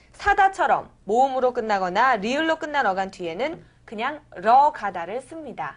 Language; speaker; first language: Korean; native; Korean